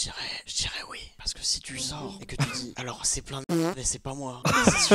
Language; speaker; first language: French; native; French